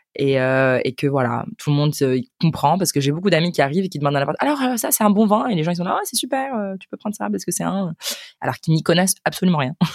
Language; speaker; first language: French; native; French